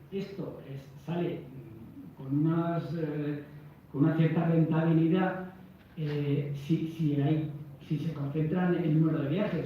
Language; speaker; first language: Spanish; native; Spanish